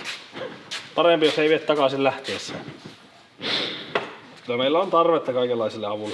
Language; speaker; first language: Finnish; native; Finnish